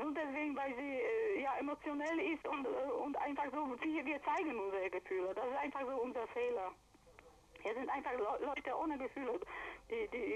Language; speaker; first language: German; non-native, fluent; Polish